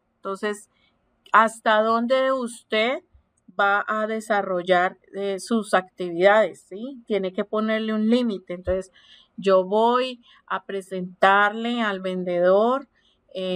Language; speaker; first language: Spanish; native; Spanish